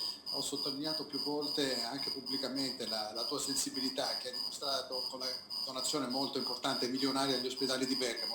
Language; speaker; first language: Italian; native; Italian